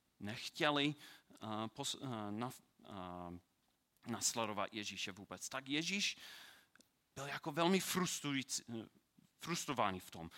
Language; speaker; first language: Czech; non-native, learner; English